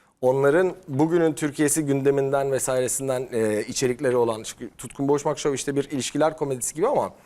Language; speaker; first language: Turkish; native; Turkish